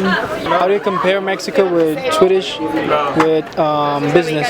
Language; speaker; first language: English; non-native, learner; Spanish